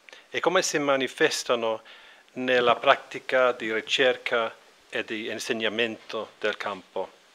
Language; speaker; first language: Italian; non-native, learner; English